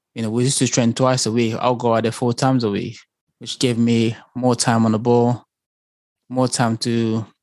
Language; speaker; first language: English; early bilingual, other home language; Lingala